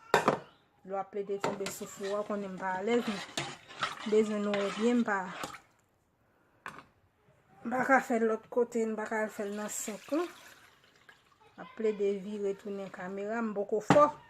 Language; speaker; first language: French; non-native, local second language; Haitian Creole